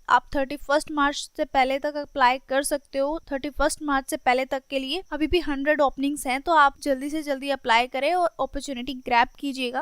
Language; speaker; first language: Hindi; native; Hindi